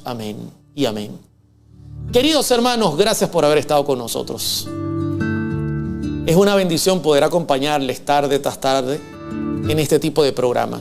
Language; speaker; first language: Spanish; native; Spanish